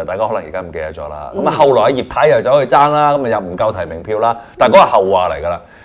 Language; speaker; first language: Cantonese; native; Cantonese